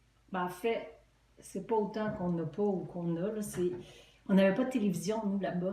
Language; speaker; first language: French; native; French